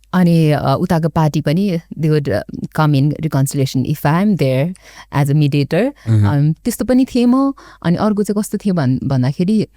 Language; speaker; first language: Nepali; non-native, local second language; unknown